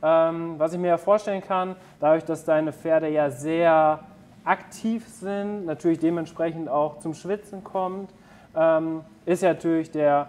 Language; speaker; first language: German; native; German